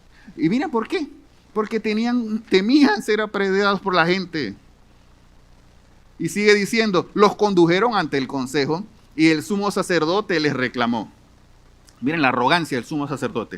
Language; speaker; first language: Spanish; native; Spanish